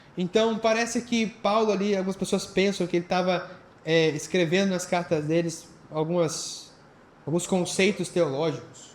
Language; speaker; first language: Portuguese; native; Portuguese